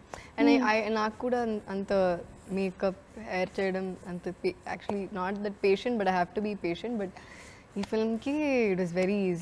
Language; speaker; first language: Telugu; non-native, learner; Malayalam